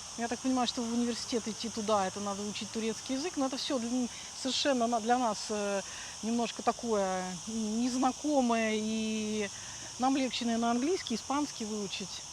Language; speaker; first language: Russian; native; Russian